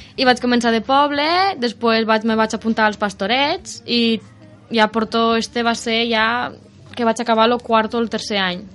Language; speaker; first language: Catalan; early bilingual, other home language; Romanian